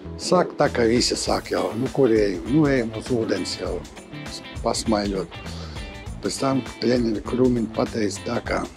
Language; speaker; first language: Latvian; non-native, local second language; Russian